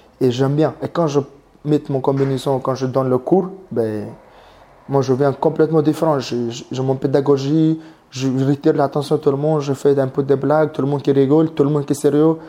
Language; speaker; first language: French; non-native, learner; Mongolian